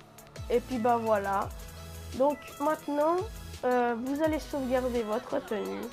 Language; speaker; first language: French; native; French